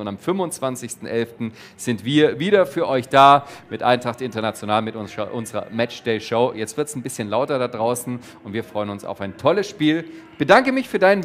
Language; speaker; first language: German; native; German